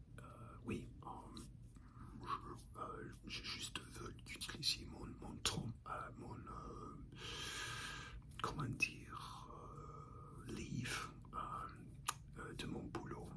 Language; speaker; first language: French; non-native, learner; English